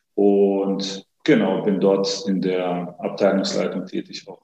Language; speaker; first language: German; early bilingual, other home language; Greek